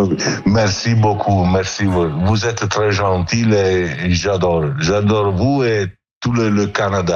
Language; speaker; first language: French; non-native, learner; Italian